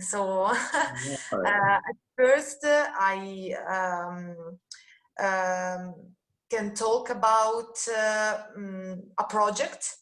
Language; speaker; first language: English; non-native, learner; Italian